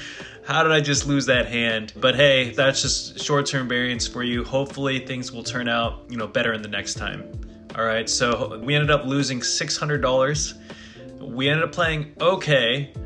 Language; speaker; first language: English; native; English